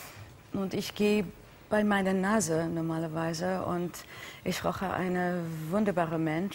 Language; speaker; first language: German; non-native, fluent; English